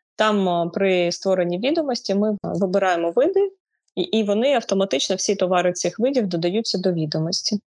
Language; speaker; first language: Ukrainian; non-native, local second language; Russian